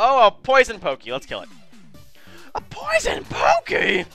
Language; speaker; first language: English; native; English